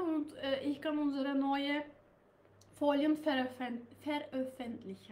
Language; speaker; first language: German; non-native, learner; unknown